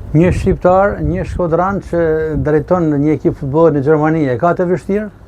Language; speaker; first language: Albanian; native; Albanian